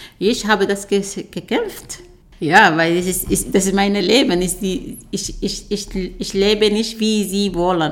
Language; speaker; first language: German; non-native, learner; Arabic